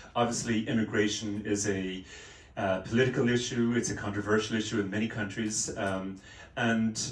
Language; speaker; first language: English; native; English